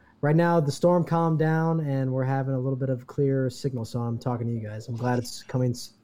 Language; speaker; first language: English; native; English